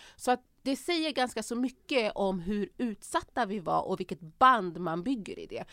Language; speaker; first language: Swedish; early bilingual, other home language; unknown